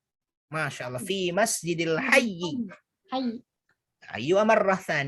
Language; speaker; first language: Arabic; non-native, fluent; Indonesian